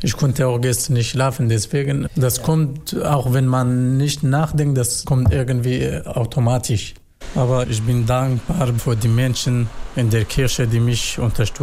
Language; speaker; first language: German; non-native, learner; Kurdish